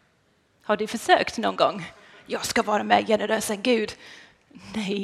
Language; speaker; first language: Swedish; non-native, fluent; English